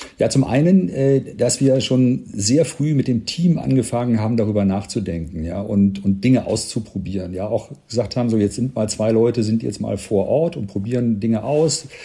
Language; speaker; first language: German; native; German